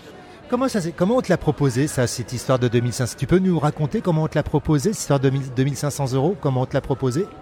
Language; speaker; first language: French; native; French